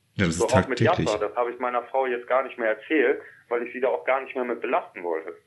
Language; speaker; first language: German; native; German